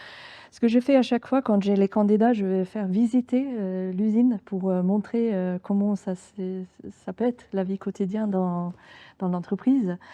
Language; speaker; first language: French; non-native, fluent; Swedish